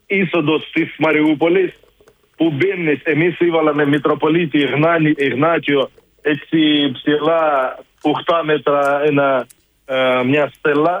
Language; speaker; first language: Greek; non-native, learner; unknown